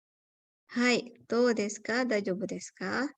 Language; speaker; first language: Japanese; non-native, fluent; Indonesian